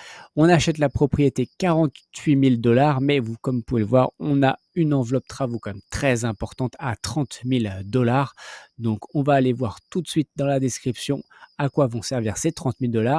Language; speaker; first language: French; native; French